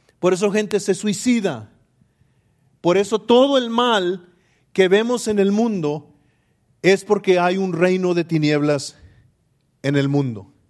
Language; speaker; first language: Spanish; early bilingual, heritage; English